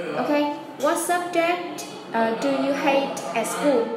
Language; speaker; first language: English; non-native, fluent; Vietnamese